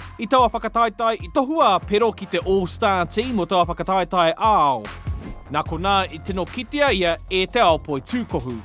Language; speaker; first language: Māori; non-native, local second language; English